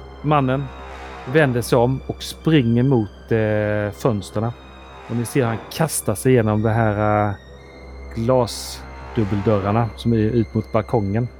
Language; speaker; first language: Swedish; native; Swedish